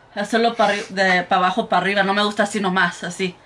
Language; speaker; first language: Spanish; early bilingual, heritage; Spanish